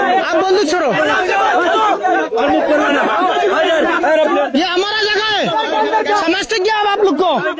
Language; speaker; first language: Hindi; non-native, learner; Bangla